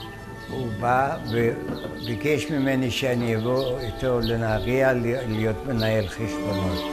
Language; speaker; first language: Hebrew; non-native, fluent; German